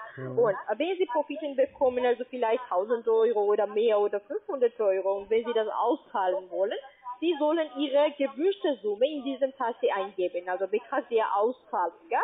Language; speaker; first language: German; non-native, learner; Spanish